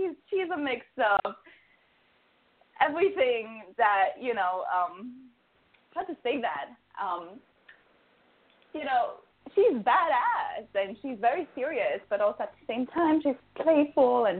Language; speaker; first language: English; non-native, fluent; Swiss German